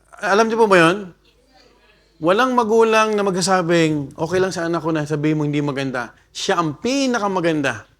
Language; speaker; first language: Filipino; non-native, local second language; Bikol